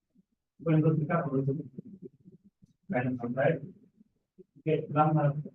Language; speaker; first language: Spanish; non-native, learner; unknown